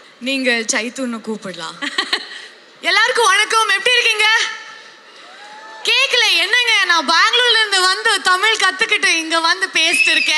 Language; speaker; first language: Tamil; non-native, local second language; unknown